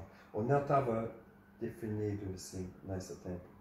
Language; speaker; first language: Portuguese; non-native, learner; English